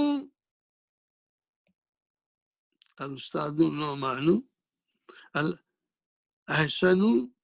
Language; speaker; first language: Arabic; non-native, fluent; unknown